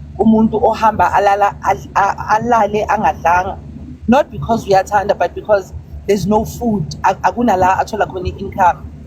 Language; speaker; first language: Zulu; native; Zulu